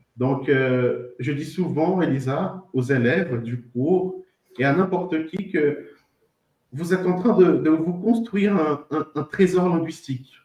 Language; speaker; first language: French; non-native, fluent; Portuguese